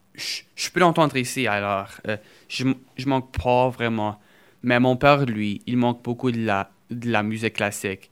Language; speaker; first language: French; early bilingual, other home language; Portuguese